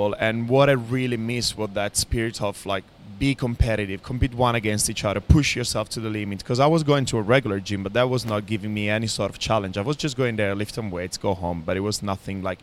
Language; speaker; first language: English; non-native, fluent; Italian